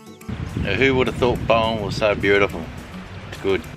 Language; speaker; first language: English; native; English